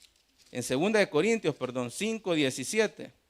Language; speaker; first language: Spanish; native; Spanish